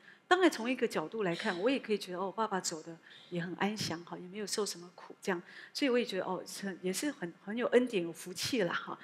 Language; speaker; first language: Chinese; native; Chinese